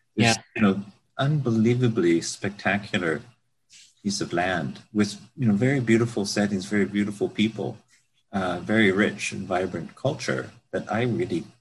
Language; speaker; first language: English; native; English